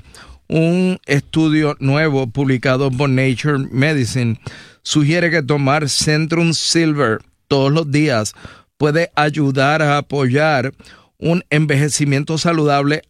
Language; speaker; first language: Spanish; native; Spanish